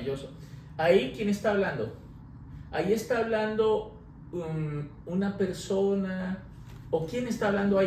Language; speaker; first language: Spanish; native; Spanish